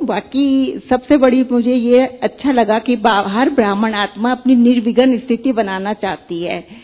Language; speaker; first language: Hindi; non-native, local second language; Gujarati